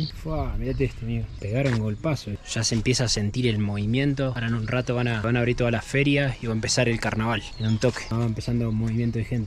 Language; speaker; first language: Spanish; native; Spanish